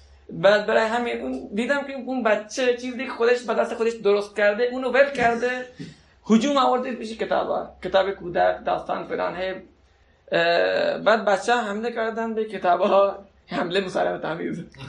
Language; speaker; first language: Persian; non-native, local second language; Baluchi